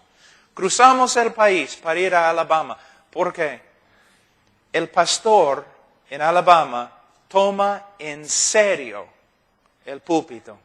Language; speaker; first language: Spanish; non-native, fluent; English